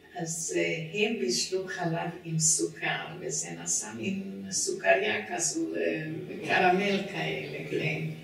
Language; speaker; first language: Hebrew; non-native, fluent; Romanian